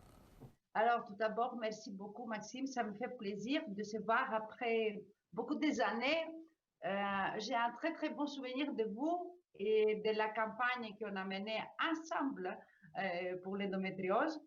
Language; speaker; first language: French; non-native, fluent; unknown